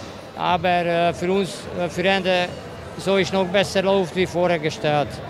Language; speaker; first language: German; non-native, learner; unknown